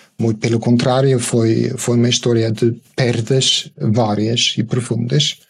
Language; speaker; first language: Portuguese; non-native, fluent; German